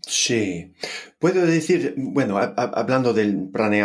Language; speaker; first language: Spanish; non-native, fluent; English